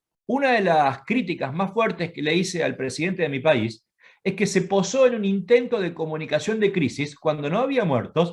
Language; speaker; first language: Spanish; native; Spanish